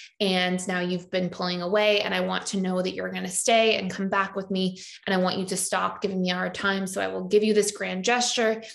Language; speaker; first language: English; native; English